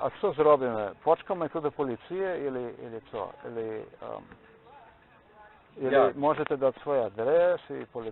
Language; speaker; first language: Polish; non-native, learner; Slovenian